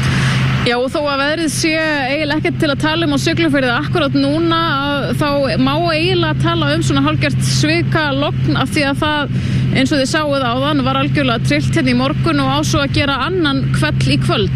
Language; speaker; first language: Icelandic; native; Icelandic